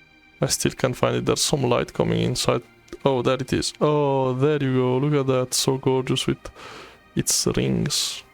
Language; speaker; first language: English; non-native, fluent; Italian